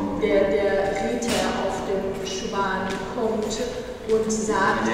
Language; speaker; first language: German; non-native, fluent; Persian